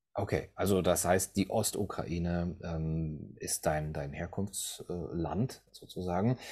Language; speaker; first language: German; native; German